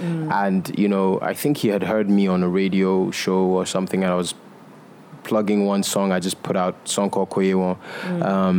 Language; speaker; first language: English; non-native, local second language; Yoruba